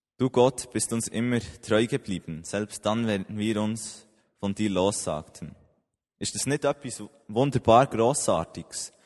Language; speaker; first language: German; native; German